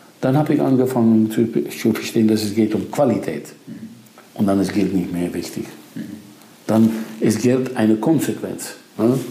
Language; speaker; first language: German; non-native, fluent; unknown